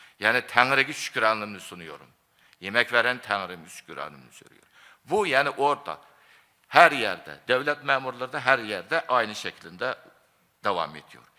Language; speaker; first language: Turkish; non-native, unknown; Japanese